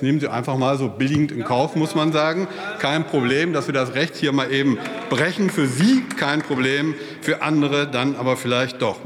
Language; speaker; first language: German; native; German